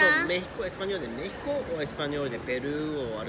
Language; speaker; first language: Spanish; non-native, learner; Japanese